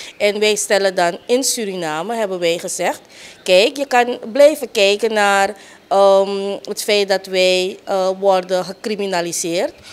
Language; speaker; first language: Dutch; native; Dutch